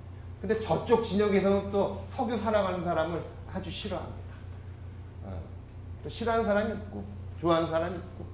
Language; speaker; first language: Korean; native; Korean